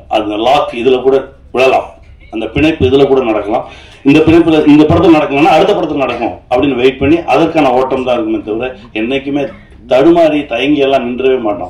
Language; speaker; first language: Tamil; native; Tamil